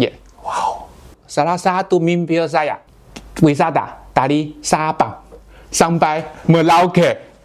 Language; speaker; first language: Indonesian; non-native, learner; Chinese